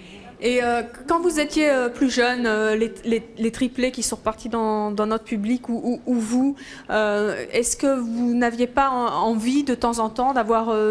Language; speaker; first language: French; native; French